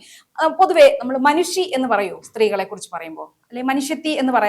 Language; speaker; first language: Malayalam; native; Malayalam